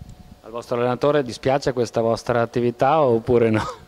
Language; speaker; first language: Italian; native; Italian